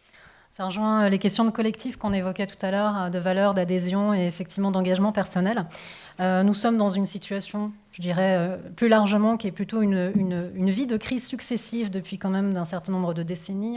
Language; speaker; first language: French; native; French